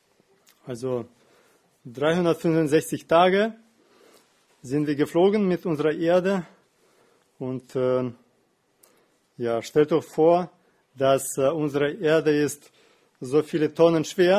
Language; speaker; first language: German; non-native, fluent; Russian